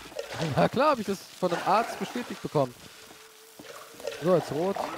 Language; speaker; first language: German; native; German